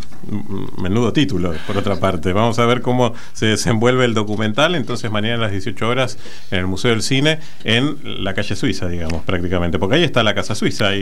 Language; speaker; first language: Spanish; native; Spanish